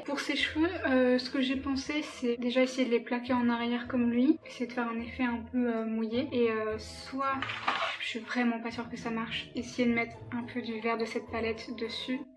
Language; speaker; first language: French; native; French